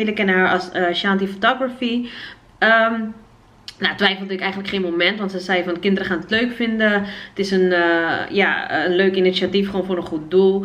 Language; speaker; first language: Dutch; native; Dutch